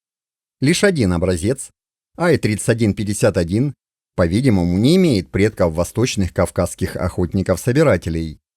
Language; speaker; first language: Russian; native; Russian